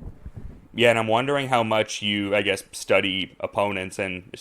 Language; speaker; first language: English; native; English